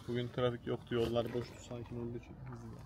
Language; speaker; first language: Turkish; native; Turkish